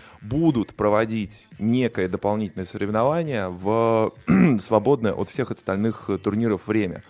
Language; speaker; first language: Russian; native; Russian